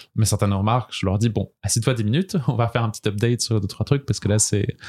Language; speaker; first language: French; native; French